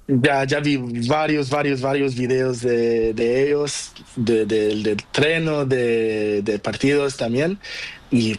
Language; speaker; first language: Spanish; non-native, learner; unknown